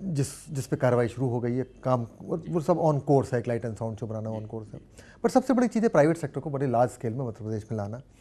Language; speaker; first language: Hindi; native; Hindi